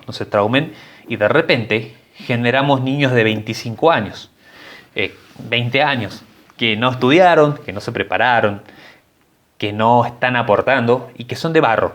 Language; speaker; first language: Spanish; native; Spanish